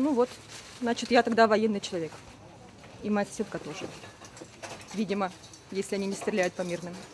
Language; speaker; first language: Russian; native; Russian